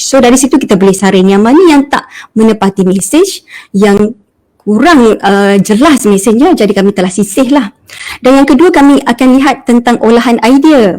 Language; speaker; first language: Malay; native; Malay